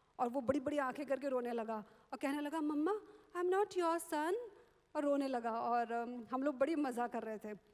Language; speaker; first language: Hindi; non-native, local second language; Marathi